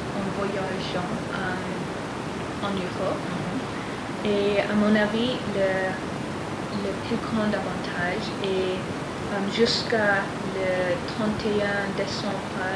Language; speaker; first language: French; non-native, learner; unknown